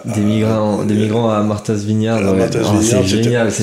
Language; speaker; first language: French; native; French